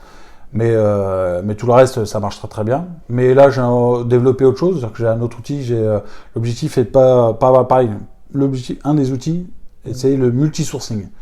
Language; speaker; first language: French; native; French